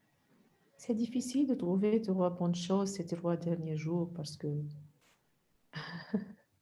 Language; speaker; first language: French; non-native, local second language; Arabic